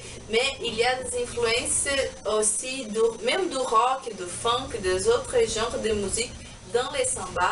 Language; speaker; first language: French; non-native, learner; Portuguese